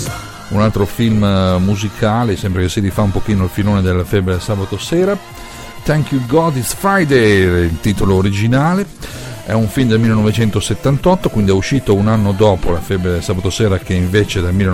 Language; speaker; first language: Italian; native; Italian